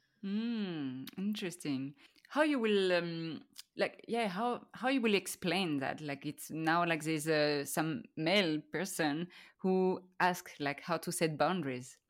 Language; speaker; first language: English; non-native, fluent; French